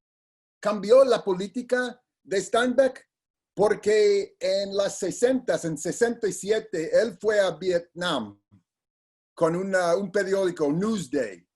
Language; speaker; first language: Spanish; non-native, learner; English